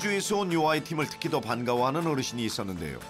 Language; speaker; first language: Korean; native; Korean